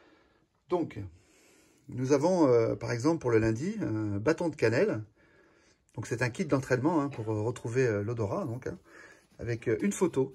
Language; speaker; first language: French; native; French